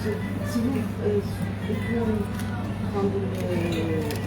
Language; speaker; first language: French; non-native, fluent; Portuguese